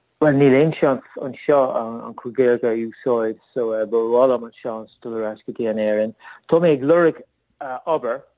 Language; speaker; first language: Irish; non-native, learner; English